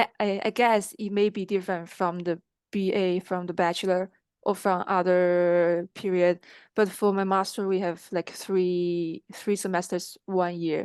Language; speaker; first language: English; non-native, fluent; Chinese